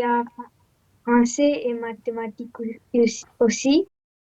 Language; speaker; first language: French; non-native, learner; Romanian